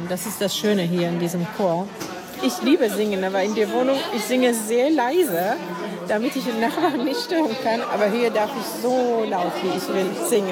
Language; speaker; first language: German; non-native, fluent; Arabic